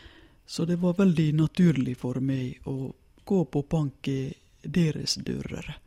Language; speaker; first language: Norwegian; non-native, fluent; Finnish